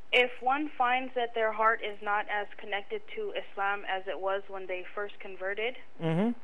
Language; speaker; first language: English; native; English